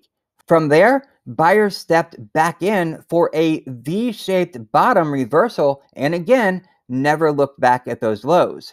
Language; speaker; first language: English; native; English